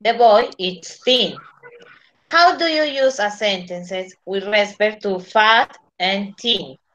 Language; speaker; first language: English; non-native, learner; Spanish